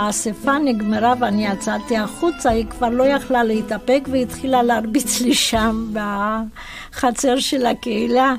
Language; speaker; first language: Hebrew; non-native, fluent; Romanian